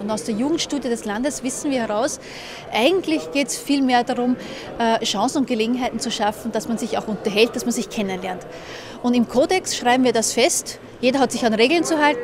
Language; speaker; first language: German; native; German